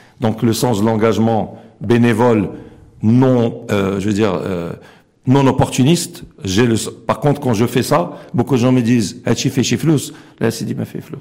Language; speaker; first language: French; non-native, local second language; Arabic